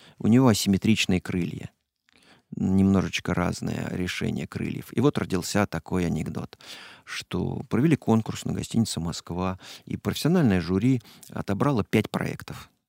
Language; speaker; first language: Russian; native; Russian